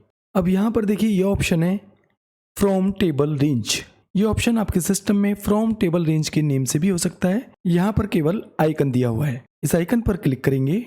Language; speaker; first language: Hindi; native; Hindi